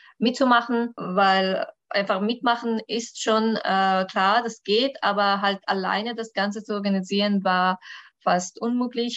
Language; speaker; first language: German; non-native, learner; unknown